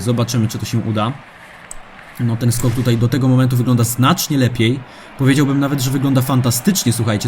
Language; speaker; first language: Polish; native; Polish